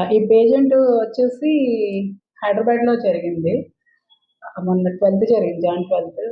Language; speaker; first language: Telugu; native; Telugu